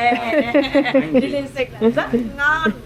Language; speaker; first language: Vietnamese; non-native, learner; English